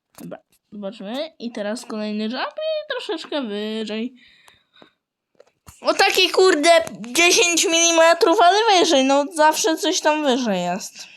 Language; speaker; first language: Polish; native; Polish